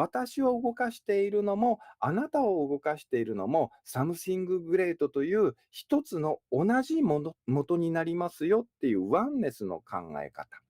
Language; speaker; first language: Japanese; native; Japanese